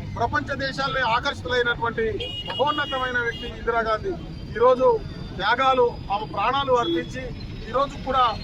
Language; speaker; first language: Telugu; native; Telugu